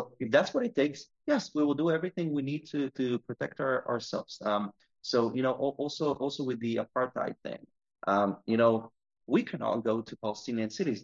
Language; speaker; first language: English; non-native, fluent; Hebrew